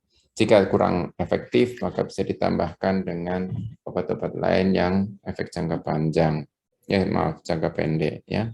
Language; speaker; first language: Indonesian; native; Indonesian